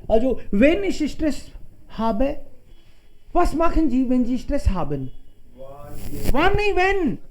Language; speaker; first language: German; non-native, fluent; Hindi